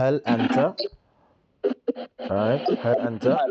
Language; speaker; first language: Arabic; non-native, fluent; English